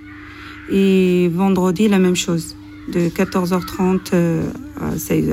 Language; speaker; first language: French; non-native, learner; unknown